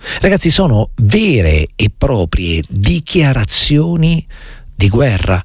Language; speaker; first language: Italian; native; Italian